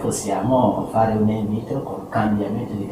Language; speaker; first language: Italian; non-native, learner; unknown